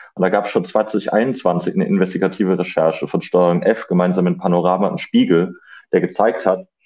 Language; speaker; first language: German; native; German